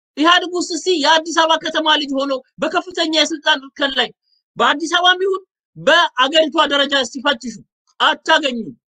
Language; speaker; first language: Amharic; native; Amharic